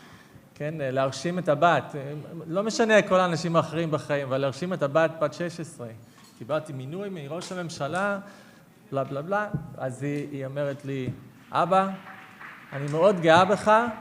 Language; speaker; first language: Hebrew; non-native, fluent; English